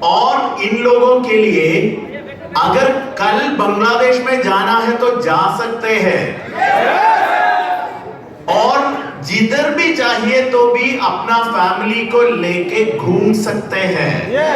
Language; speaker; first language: Hindi; non-native, learner; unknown